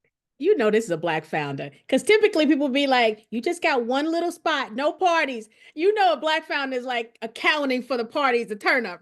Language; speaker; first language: English; native; English